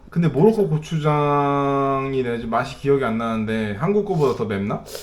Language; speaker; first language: Korean; native; Korean